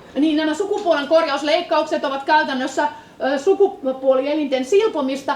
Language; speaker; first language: Finnish; native; Finnish